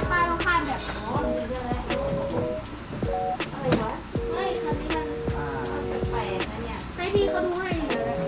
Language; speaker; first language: Thai; native; Thai